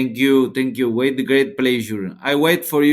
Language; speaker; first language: English; non-native, learner; Italian